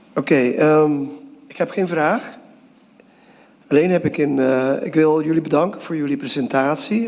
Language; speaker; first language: Dutch; non-native, local second language; Papiamento